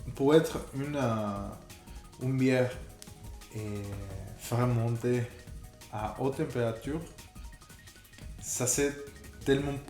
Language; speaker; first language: French; non-native, fluent; Spanish